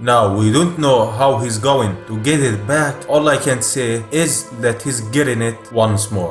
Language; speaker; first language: English; non-native, fluent; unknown